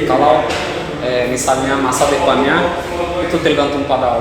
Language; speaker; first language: Indonesian; non-native, fluent; Portuguese